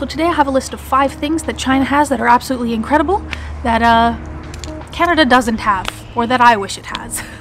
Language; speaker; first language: English; native; English